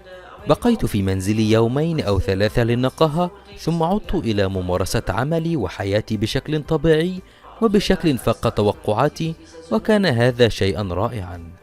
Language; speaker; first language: Arabic; native; Arabic